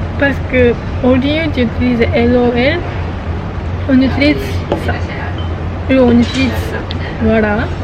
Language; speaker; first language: French; non-native, learner; Japanese